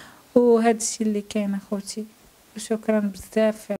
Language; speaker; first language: Arabic; native; Arabic